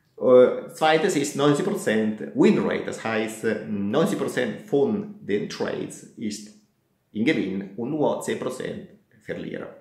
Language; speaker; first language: German; non-native, fluent; Italian